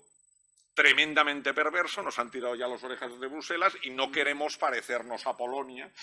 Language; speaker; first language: Spanish; native; Spanish